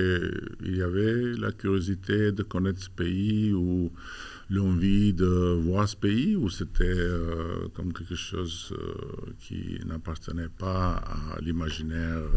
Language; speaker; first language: French; non-native, fluent; Albanian